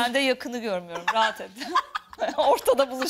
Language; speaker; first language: Turkish; native; Turkish